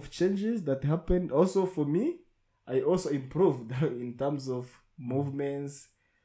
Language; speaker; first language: English; non-native, local second language; Kinyarwanda